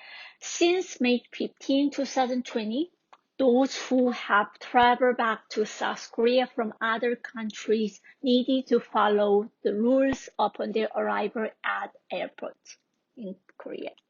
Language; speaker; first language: English; non-native, fluent; Korean